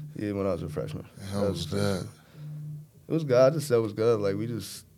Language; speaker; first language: English; native; English